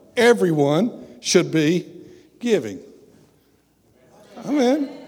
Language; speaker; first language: English; native; English